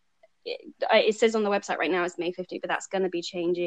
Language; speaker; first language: English; native; English